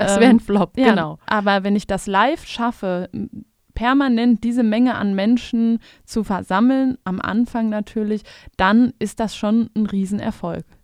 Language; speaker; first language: German; native; German